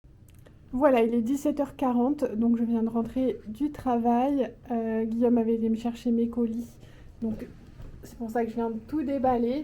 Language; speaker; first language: French; native; French